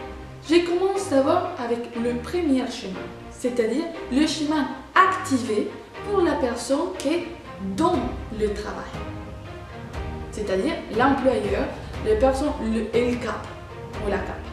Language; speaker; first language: French; non-native, fluent; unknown